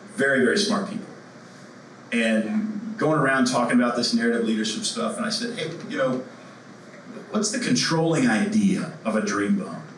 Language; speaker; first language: English; native; English